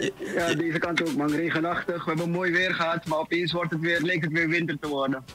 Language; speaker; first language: Dutch; native; Dutch